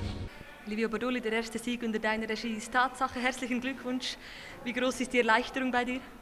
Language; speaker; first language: German; native; German